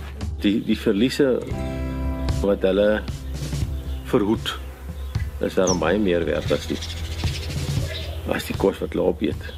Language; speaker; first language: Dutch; non-native, learner; Afrikaans